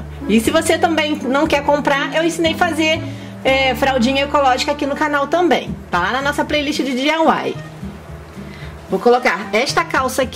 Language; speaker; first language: Portuguese; native; Portuguese